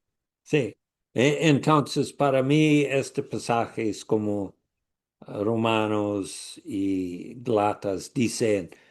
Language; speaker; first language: Spanish; non-native, learner; English